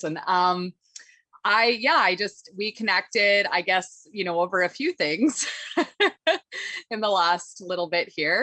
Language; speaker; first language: English; native; English